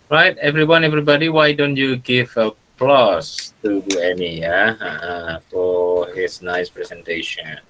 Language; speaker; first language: English; non-native, fluent; Indonesian